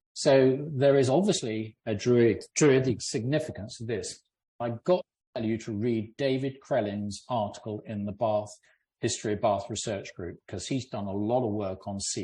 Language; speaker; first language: English; native; English